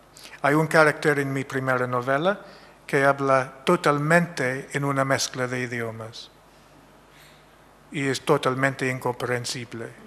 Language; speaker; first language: Spanish; non-native, fluent; English